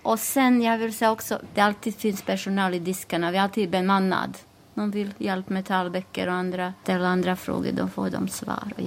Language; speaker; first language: Swedish; non-native, fluent; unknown